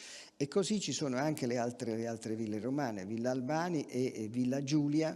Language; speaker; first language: Italian; native; Italian